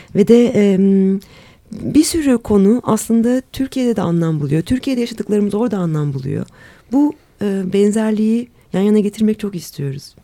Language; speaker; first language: Turkish; native; Turkish